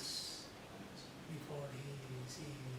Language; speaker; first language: English; non-native, learner; Sundanese